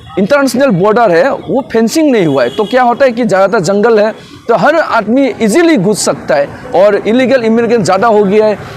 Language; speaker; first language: Hindi; non-native, local second language; Manipuri